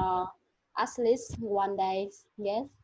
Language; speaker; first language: English; non-native, learner; Vietnamese